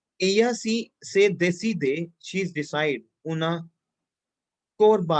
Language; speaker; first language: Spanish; non-native, fluent; Hindi